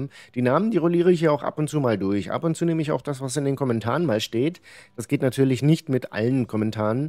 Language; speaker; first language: German; native; German